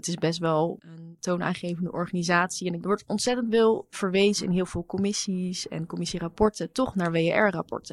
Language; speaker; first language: Dutch; native; Dutch